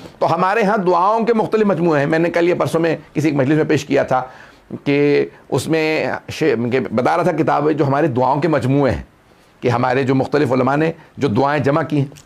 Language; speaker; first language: Urdu; native; Urdu